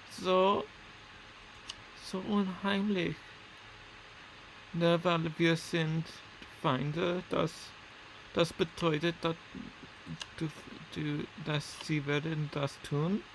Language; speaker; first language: German; non-native, learner; English